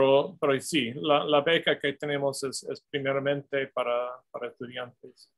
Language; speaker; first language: Spanish; non-native, fluent; English